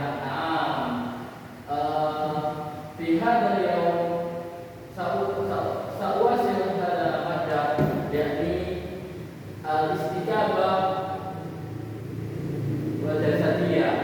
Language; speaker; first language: Arabic; non-native, learner; Indonesian